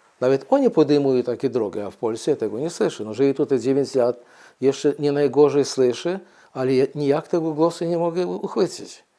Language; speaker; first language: Polish; non-native, fluent; Ukrainian